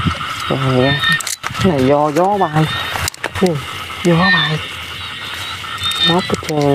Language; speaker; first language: Vietnamese; native; Vietnamese